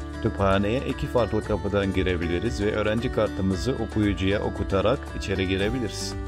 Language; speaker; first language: Turkish; non-native, fluent; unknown